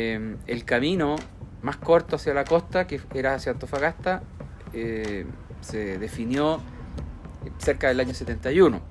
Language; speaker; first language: Spanish; native; Spanish